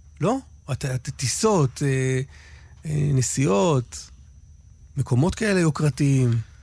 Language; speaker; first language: Hebrew; native; Hebrew